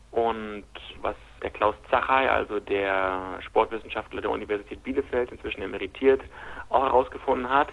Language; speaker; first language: German; native; German